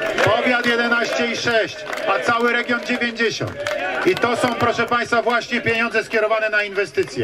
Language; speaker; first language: Polish; native; Polish